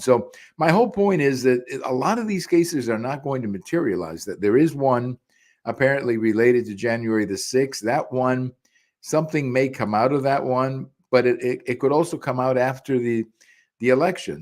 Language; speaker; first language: English; early bilingual, other home language; Spanish